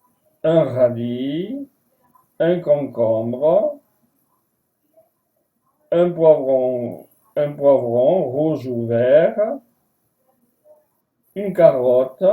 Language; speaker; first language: French; non-native, fluent; Spanish